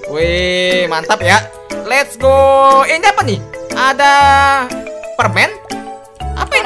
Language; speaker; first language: Indonesian; native; Indonesian